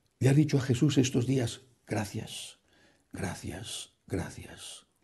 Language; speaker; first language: Spanish; native; Spanish